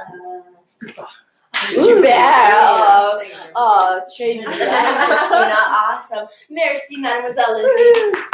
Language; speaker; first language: French; non-native, learner; English